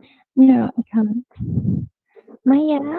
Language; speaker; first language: English; non-native, fluent; Indonesian